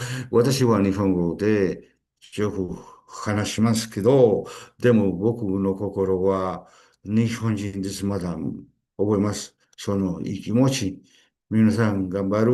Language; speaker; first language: Japanese; non-native, learner; Spanish